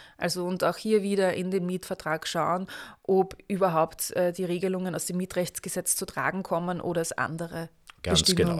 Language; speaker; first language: German; native; German